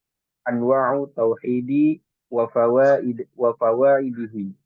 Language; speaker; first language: Arabic; non-native, learner; Indonesian